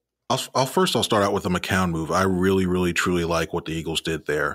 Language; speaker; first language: English; native; English